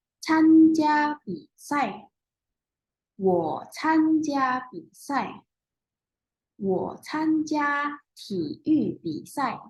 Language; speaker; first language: Chinese; non-native, fluent; Indonesian